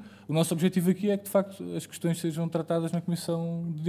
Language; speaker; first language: Portuguese; native; Portuguese